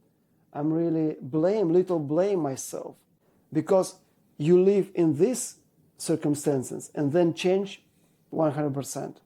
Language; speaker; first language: English; non-native, learner; Ukrainian